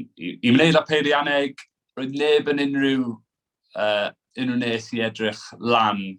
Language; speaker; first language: Welsh; non-native, local second language; English